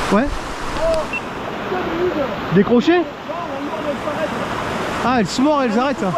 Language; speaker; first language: French; native; French